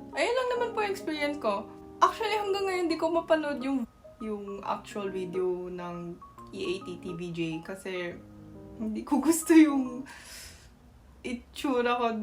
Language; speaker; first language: Filipino; non-native, fluent; Korean